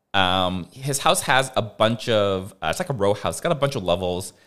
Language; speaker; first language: English; non-native, local second language; Cantonese